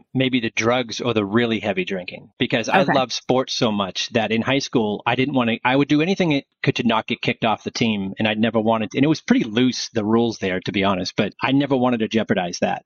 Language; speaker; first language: English; native; English